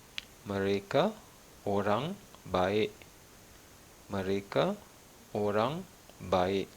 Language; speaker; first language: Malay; non-native, fluent; Malayalam